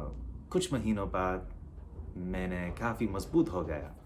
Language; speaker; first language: Hindi; non-native, learner; English